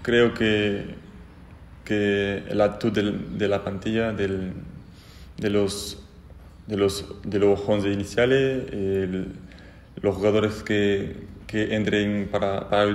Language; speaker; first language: Spanish; non-native, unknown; French